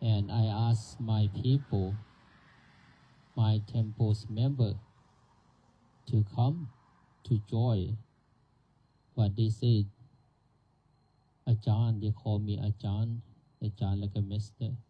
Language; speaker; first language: English; non-native, learner; Thai